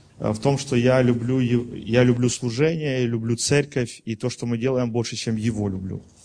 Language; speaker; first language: Russian; native; Russian